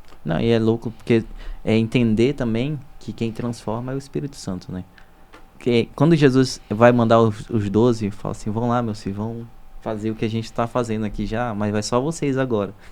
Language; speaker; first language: Portuguese; native; Portuguese